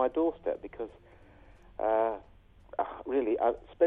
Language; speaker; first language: English; native; English